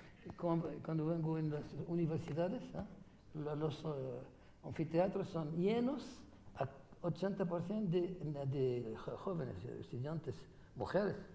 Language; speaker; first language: Spanish; non-native, fluent; Arabic